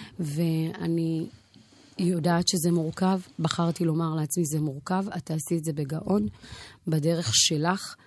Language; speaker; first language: Hebrew; early bilingual, other home language; Amharic